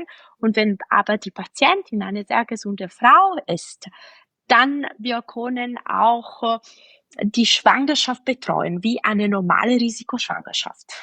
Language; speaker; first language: German; non-native, fluent; Italian